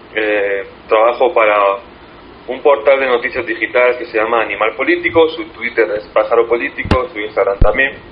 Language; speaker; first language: Spanish; native; Spanish